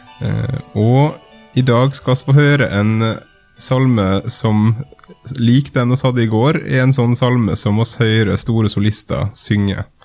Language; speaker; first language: Norwegian; native; Norwegian